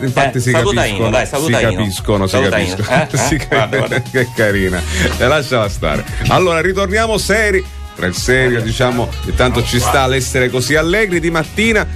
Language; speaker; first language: Italian; native; Italian